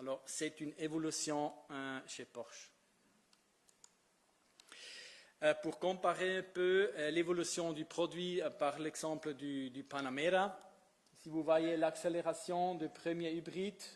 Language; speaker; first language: French; non-native, fluent; Italian